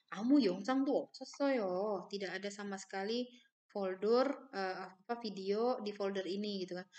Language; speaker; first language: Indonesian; native; Indonesian